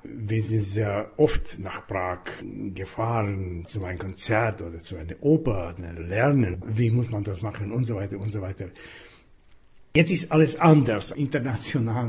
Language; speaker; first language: German; non-native, fluent; Slovak